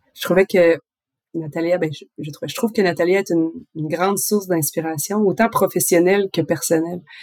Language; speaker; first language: French; native; French